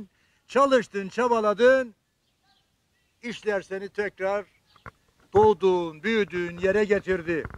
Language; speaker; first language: Turkish; native; Turkish